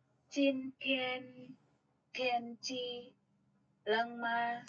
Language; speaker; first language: Chinese; non-native, learner; Indonesian